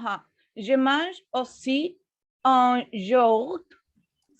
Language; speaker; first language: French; non-native, learner; Spanish